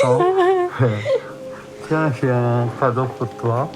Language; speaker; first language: French; non-native, learner; Tamil